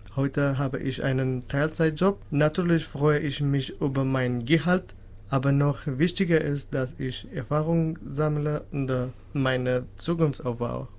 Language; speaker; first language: German; non-native, fluent; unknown